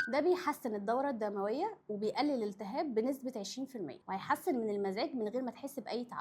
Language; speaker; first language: Arabic; native; Arabic